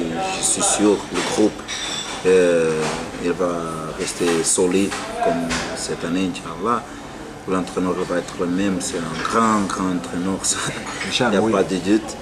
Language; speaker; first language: French; non-native, fluent; Portuguese